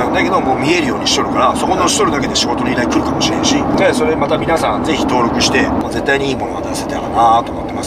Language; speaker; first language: Japanese; native; Japanese